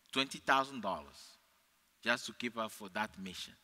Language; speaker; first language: English; non-native, fluent; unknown